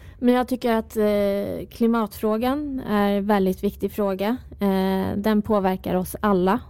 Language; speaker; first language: Swedish; early bilingual, other home language; Persian